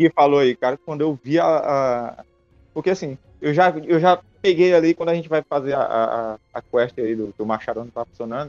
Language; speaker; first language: Portuguese; native; Portuguese